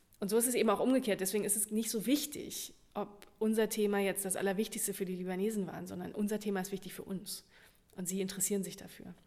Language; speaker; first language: German; native; German